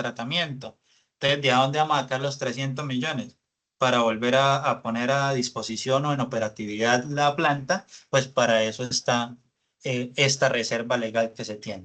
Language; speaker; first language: Spanish; native; Spanish